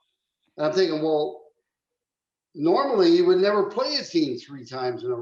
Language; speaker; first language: English; native; English